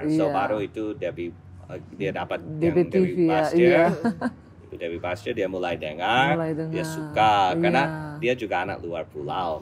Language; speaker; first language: Indonesian; non-native, fluent; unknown